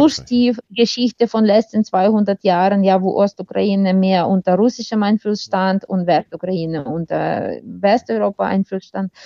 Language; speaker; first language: German; non-native, fluent; Ukrainian